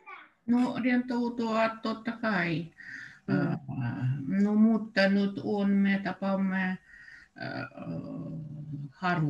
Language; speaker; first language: Finnish; non-native, learner; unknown